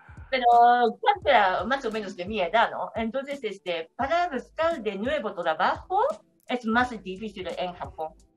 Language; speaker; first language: Spanish; non-native, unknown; Japanese